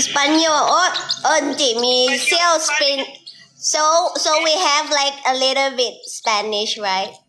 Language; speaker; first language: English; non-native, learner; Thai